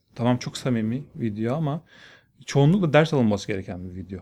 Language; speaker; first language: Turkish; native; Turkish